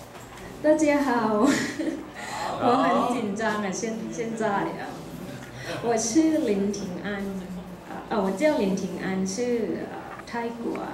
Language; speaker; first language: Chinese; non-native, learner; Thai